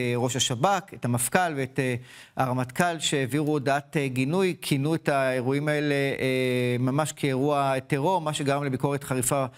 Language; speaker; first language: Hebrew; native; Hebrew